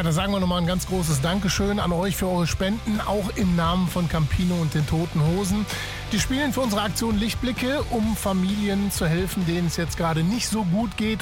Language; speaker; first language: German; native; German